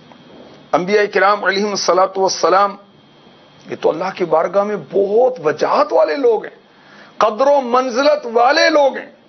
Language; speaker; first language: Urdu; native; Urdu